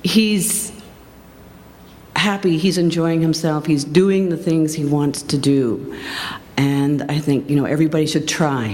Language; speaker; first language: English; native; English